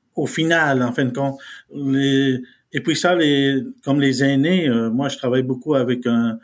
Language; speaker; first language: French; non-native, fluent; Innu-aimun